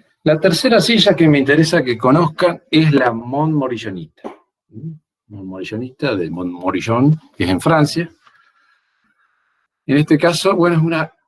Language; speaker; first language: Spanish; native; Spanish